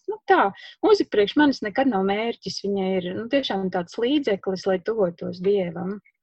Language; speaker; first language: Latvian; native; Latvian